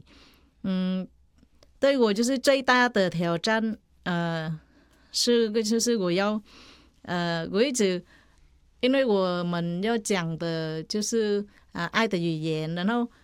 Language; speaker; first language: Chinese; non-native, fluent; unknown